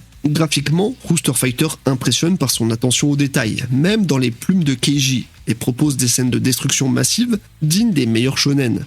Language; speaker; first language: French; native; French